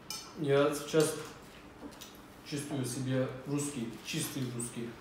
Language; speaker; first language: Russian; non-native, learner; Turkish